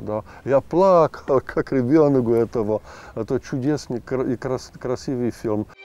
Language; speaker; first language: Russian; non-native, fluent; Czech